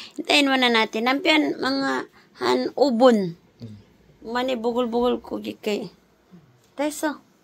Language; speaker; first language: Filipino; non-native, local second language; Cebuano